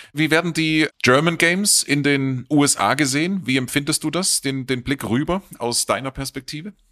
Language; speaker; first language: German; native; German